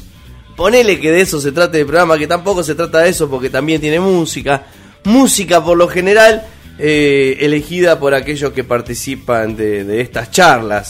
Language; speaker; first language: Spanish; native; Spanish